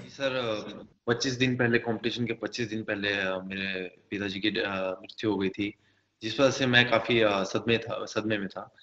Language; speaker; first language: Hindi; native; Hindi